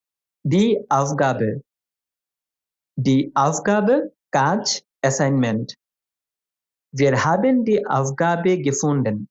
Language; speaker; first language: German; non-native, fluent; Bangla